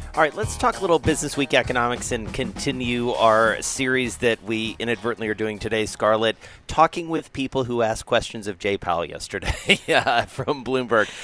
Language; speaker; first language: English; native; English